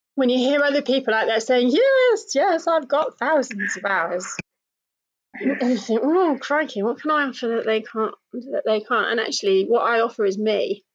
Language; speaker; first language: English; native; English